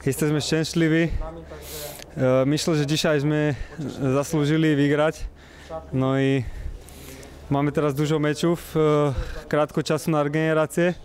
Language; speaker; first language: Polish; non-native, learner; Slovak